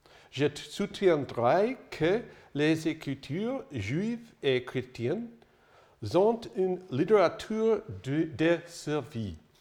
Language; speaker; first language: French; non-native, learner; English